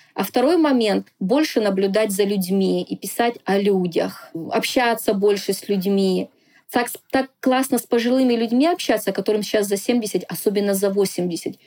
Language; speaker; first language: Russian; non-native, local second language; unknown